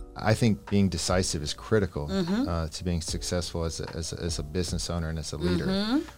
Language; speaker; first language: English; early bilingual, other home language; Spanish